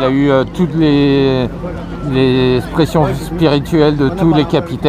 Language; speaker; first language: French; native; French